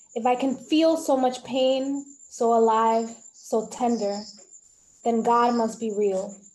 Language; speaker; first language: English; early bilingual, other home language; Spanish